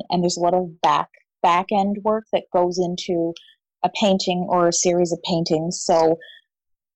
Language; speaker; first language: English; native; English